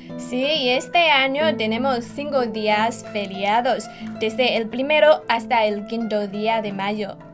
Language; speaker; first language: Spanish; non-native, fluent; Chinese